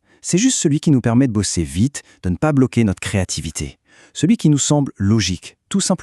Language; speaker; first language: French; native; French